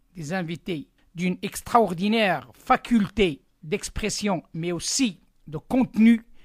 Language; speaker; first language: French; non-native, local second language; Arabic